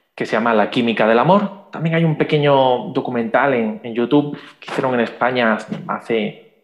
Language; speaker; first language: Spanish; native; Spanish